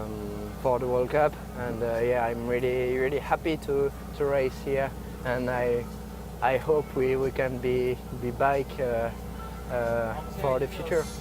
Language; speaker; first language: English; non-native, fluent; French